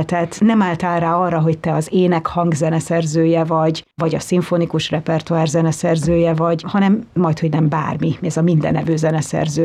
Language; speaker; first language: Hungarian; native; Hungarian